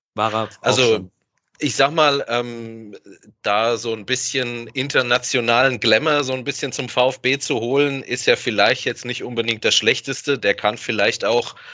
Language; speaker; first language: German; native; German